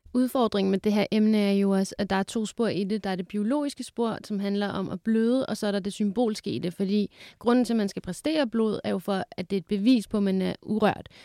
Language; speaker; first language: Danish; early bilingual, other home language; Kurdish